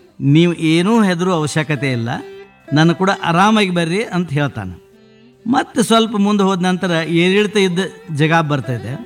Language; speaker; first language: Kannada; native; Kannada